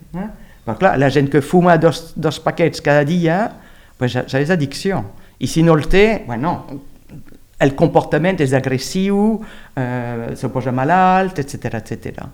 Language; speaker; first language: Catalan; non-native, fluent; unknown